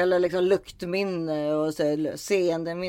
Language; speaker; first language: Swedish; native; Swedish